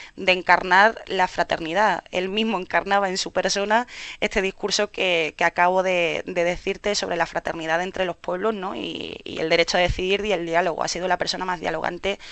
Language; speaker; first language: Spanish; native; Spanish